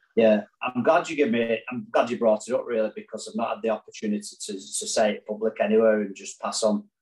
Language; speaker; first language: English; native; English